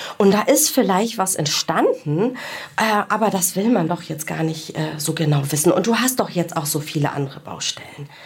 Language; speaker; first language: German; early bilingual, other home language; Greek